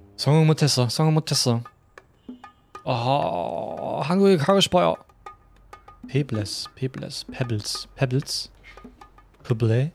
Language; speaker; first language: Korean; non-native, fluent; German